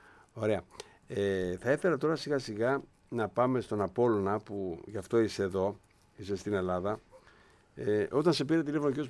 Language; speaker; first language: Greek; native; Greek